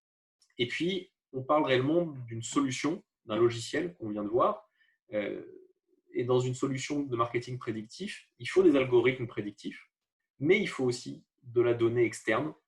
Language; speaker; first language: French; native; French